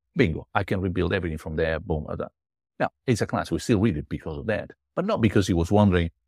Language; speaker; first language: English; non-native, fluent; Italian